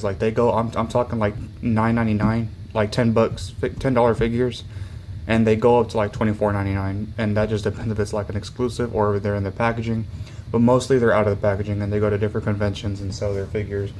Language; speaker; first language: English; native; English